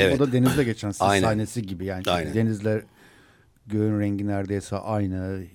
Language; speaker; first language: Turkish; native; Turkish